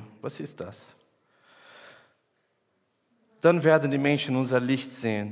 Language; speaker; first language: German; non-native, fluent; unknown